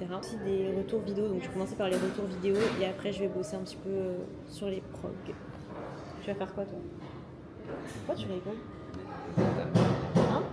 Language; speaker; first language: French; native; French